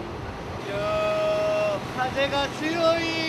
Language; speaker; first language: Japanese; non-native, learner; Korean